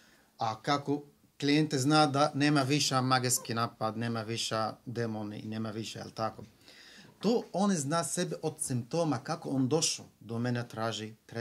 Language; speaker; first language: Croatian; non-native, learner; Arabic